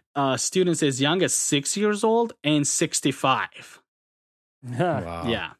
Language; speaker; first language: English; non-native, fluent; Adyghe